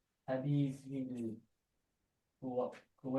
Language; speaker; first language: Arabic; non-native, learner; English